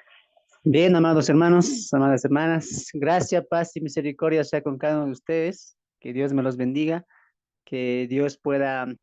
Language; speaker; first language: Spanish; native; Spanish